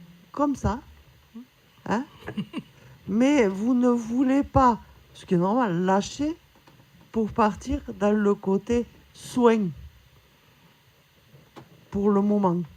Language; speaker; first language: French; native; French